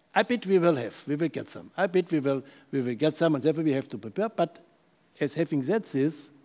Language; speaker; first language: English; non-native, fluent; German